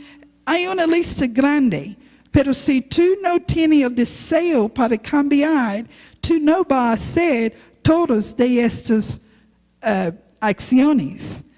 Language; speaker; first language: Spanish; non-native, learner; English